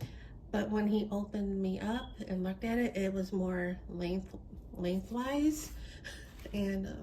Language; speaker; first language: English; native; English